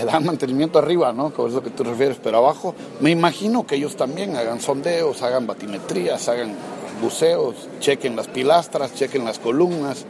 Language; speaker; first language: Spanish; native; Spanish